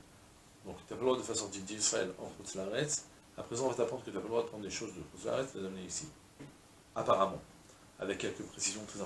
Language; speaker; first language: French; native; French